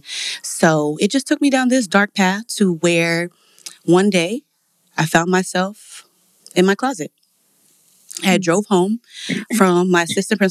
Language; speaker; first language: English; native; English